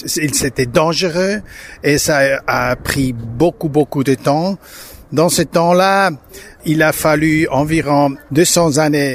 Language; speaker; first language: French; non-native, local second language; German